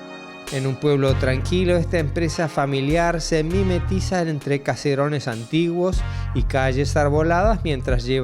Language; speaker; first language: Spanish; native; Spanish